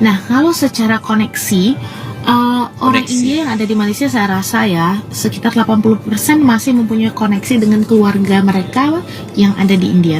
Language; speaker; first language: Indonesian; non-native, local second language; Tamil